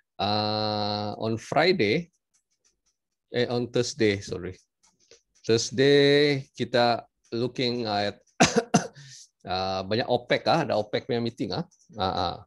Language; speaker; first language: English; non-native, local second language; Malay